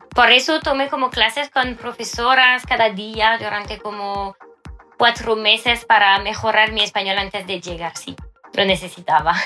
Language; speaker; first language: Spanish; non-native, fluent; French